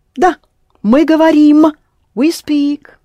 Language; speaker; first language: Russian; non-native, fluent; English